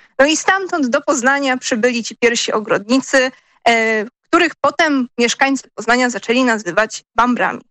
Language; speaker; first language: Polish; native; Polish